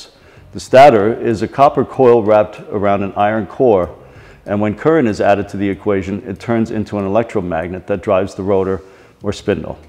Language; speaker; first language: English; native; English